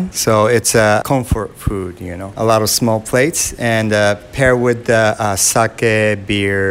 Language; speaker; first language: English; non-native, fluent; Japanese